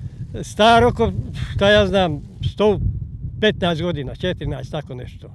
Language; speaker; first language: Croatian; non-native, local second language; Hungarian